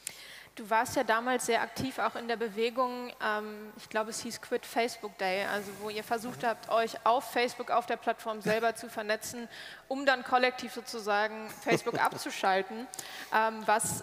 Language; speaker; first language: German; native; German